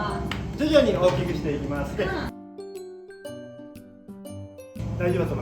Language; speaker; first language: Japanese; native; Japanese